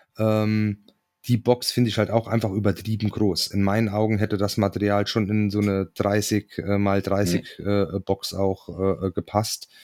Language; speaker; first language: German; native; German